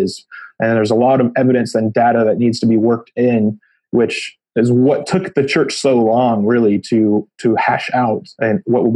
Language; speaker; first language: English; native; English